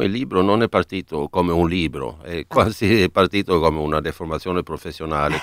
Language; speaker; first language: Italian; non-native, fluent; Swedish